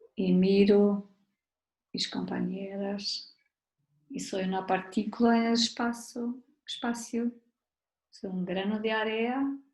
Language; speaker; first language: Spanish; non-native, learner; Portuguese